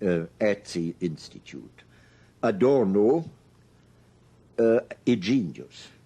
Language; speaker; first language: English; non-native, fluent; German